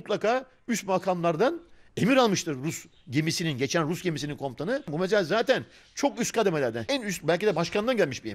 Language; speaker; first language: Turkish; native; Turkish